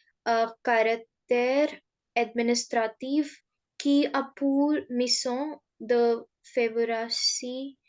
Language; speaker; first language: French; non-native, learner; Hindi